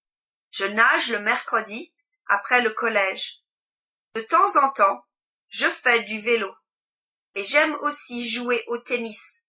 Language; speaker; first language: French; non-native, learner; English